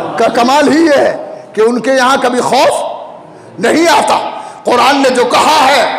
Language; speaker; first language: Urdu; native; Urdu